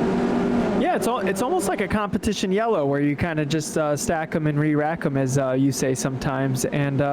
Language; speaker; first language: English; native; English